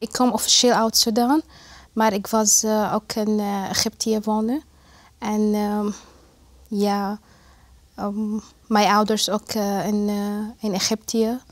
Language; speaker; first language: Dutch; non-native, learner; Arabic